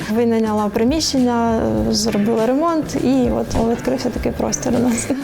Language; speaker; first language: Ukrainian; native; Ukrainian